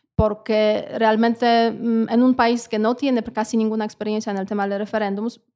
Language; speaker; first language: Spanish; non-native, fluent; Polish